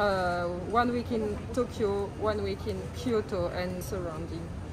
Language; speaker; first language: English; non-native, learner; French